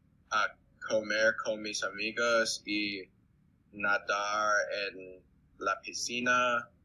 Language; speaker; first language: Spanish; non-native, learner; English